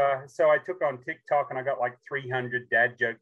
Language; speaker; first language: English; native; English